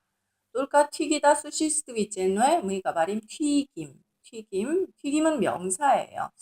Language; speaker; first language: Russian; non-native, learner; Korean